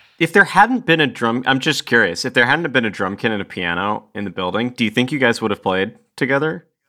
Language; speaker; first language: English; native; English